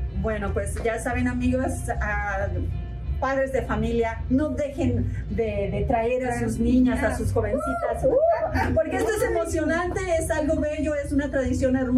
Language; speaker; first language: Spanish; native; Spanish